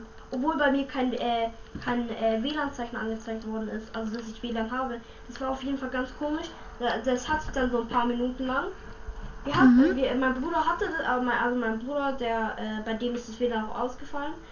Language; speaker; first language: German; native; German